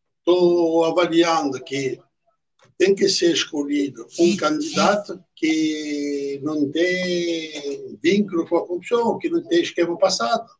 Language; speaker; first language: Portuguese; non-native, fluent; French